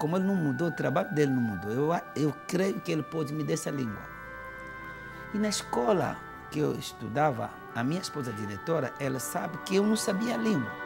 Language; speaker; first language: Portuguese; non-native, fluent; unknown